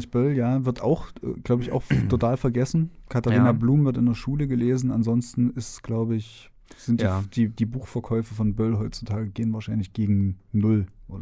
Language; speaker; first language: German; native; German